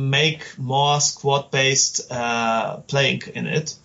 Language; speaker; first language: English; non-native, learner; German